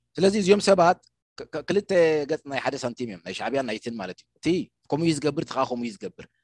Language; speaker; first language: Tigrinya; non-native, local second language; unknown